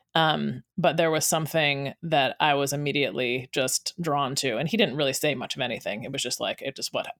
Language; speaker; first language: English; native; English